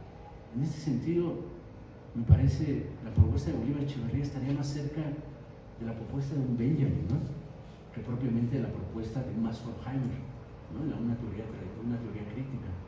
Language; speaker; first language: Spanish; native; Spanish